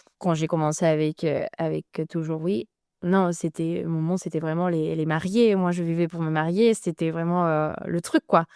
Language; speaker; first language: French; non-native, fluent; Spanish